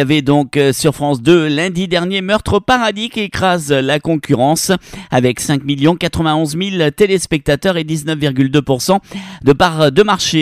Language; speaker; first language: French; native; French